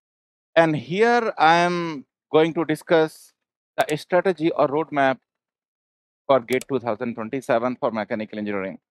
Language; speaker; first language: English; non-native, local second language; Hindi